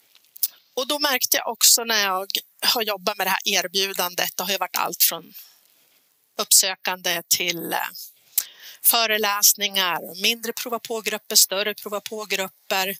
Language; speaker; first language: Swedish; native; Swedish